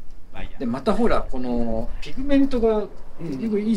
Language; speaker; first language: Japanese; native; Japanese